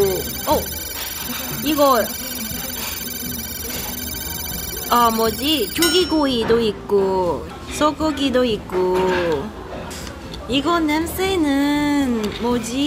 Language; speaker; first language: Korean; non-native, learner; Cantonese